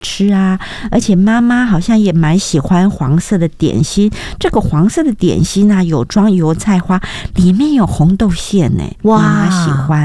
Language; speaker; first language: Chinese; native; Chinese